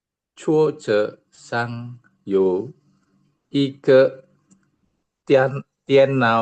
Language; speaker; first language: Chinese; non-native, learner; Indonesian